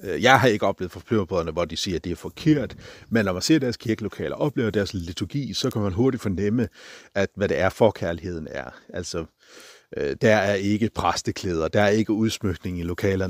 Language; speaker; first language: Danish; non-native, local second language; Faroese